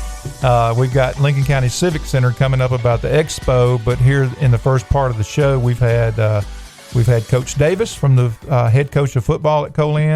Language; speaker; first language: English; native; English